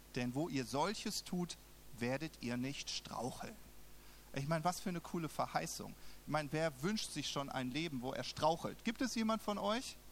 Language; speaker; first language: German; native; German